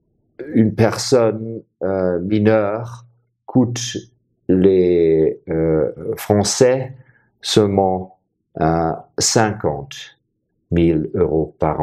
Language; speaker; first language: French; non-native, fluent; German